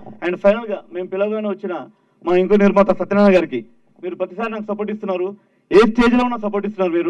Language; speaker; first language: Telugu; native; Telugu